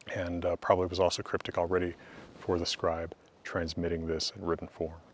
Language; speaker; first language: English; native; English